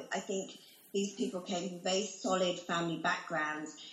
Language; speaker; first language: English; native; English